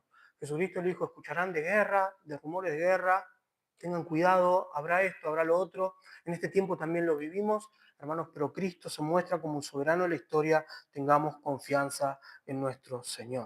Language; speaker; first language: Spanish; native; Spanish